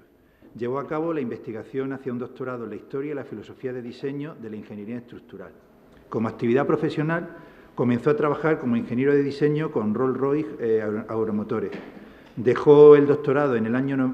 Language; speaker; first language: Spanish; native; Spanish